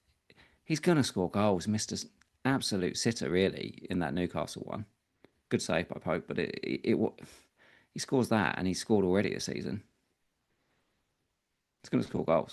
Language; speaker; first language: English; native; English